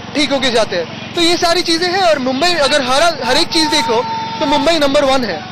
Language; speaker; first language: Hindi; non-native, local second language; Marathi